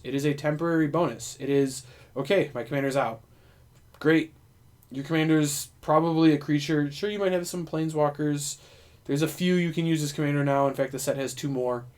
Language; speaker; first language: English; native; English